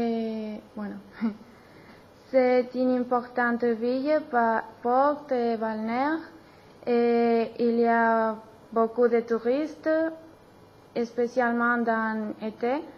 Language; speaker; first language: French; non-native, learner; Spanish